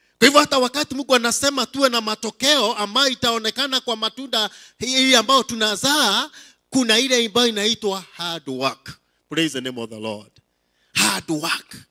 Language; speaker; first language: Swahili; non-native, local second language; Kikuyu